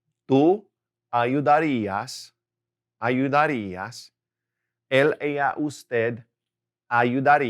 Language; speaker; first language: Spanish; non-native, fluent; English